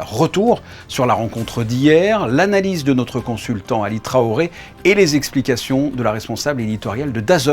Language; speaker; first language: French; native; French